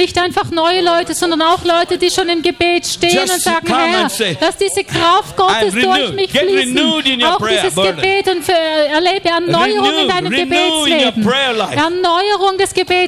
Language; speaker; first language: German; native; German